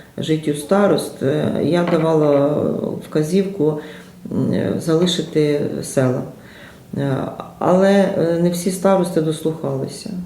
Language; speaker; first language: Ukrainian; native; Ukrainian